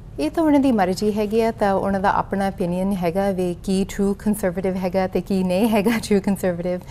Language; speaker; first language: Punjabi; early bilingual, heritage; Punjabi